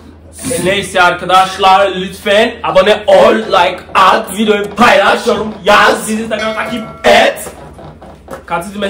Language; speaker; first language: Turkish; non-native, learner; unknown